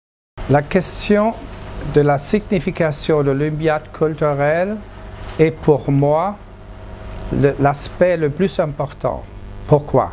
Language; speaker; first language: French; non-native, fluent; German